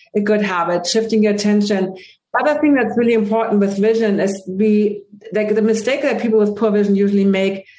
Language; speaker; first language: English; non-native, fluent; German